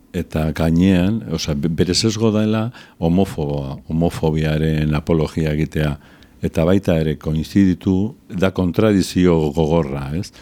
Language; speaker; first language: Basque; non-native, local second language; Spanish